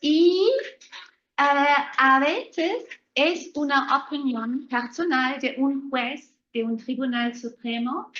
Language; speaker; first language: Spanish; non-native, fluent; German